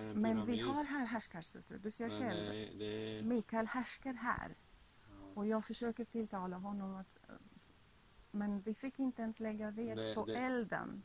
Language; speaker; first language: Swedish; non-native, fluent; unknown